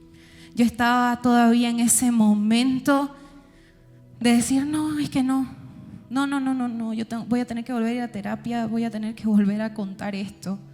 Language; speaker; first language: Spanish; native; Spanish